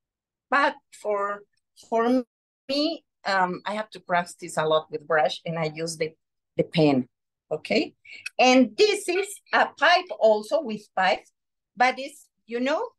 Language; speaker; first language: English; non-native, learner; Spanish